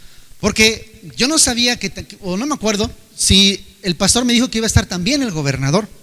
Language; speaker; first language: Spanish; native; Spanish